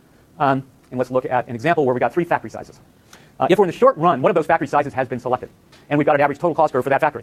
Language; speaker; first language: English; native; English